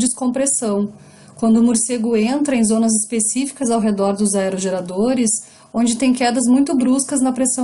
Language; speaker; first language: Portuguese; native; Portuguese